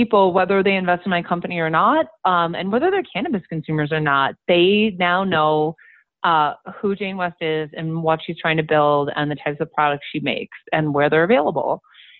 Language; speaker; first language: English; native; English